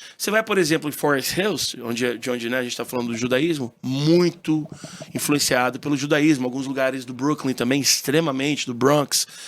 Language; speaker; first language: Portuguese; early bilingual, heritage; Portuguese